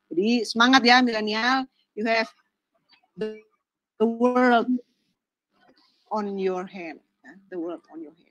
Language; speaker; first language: English; non-native, fluent; Indonesian